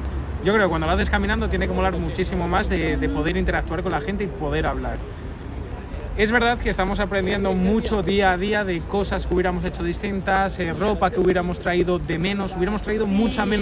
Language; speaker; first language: Spanish; native; Spanish